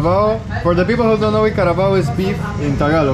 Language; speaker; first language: English; non-native, fluent; Spanish